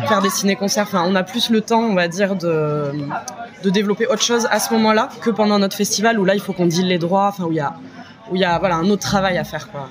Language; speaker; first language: French; native; French